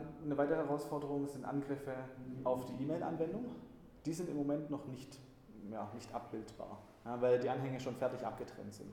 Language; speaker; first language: German; native; German